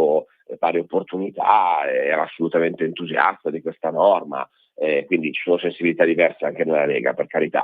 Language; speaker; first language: Italian; native; Italian